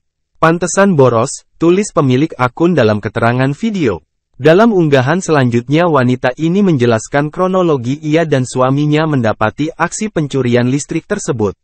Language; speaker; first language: Indonesian; native; Indonesian